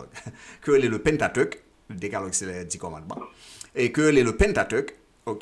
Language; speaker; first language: French; non-native, local second language; Haitian Creole